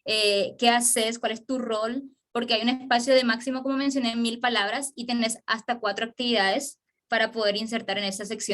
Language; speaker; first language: Spanish; native; Spanish